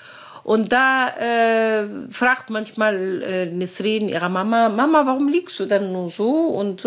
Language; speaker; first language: German; non-native, learner; Arabic